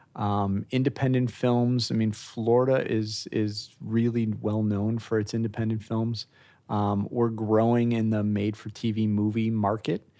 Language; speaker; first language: English; native; English